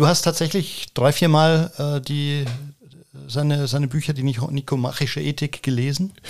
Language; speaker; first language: German; native; German